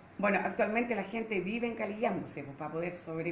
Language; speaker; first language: Spanish; native; Spanish